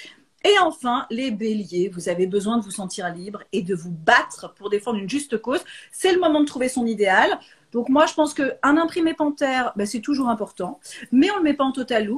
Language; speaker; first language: French; native; French